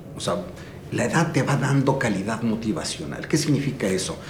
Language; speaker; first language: Spanish; native; Spanish